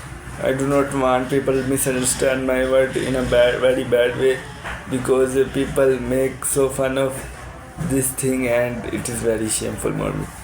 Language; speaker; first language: English; non-native, learner; Urdu